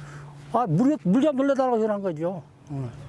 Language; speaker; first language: Korean; native; Korean